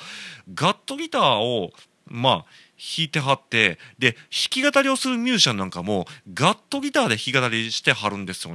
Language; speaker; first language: Japanese; native; Japanese